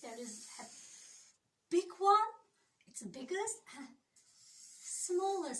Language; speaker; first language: English; non-native, learner; Turkish